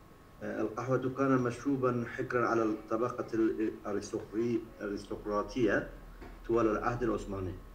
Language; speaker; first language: Arabic; non-native, learner; Turkish